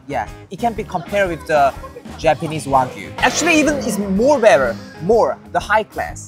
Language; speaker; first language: English; non-native, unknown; Korean